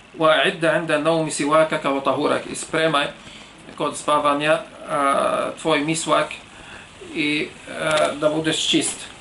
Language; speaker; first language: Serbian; non-native, fluent; Arabic